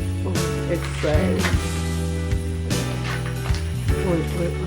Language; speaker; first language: English; non-native, learner; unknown